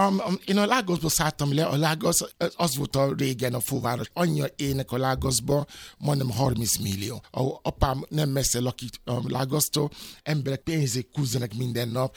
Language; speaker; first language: Hungarian; non-native, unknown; Yoruba